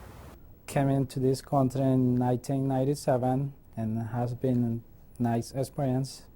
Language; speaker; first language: English; non-native, fluent; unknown